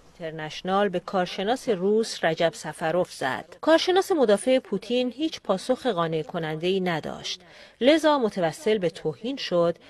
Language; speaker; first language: Persian; native; Persian